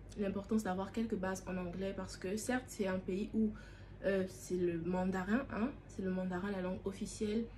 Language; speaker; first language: French; native; French